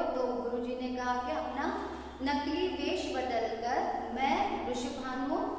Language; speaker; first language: Hindi; non-native, local second language; Kannada